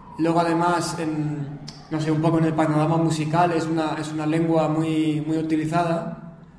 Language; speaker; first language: Spanish; native; Spanish